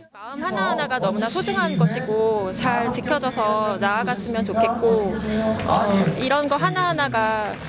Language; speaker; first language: Korean; native; Korean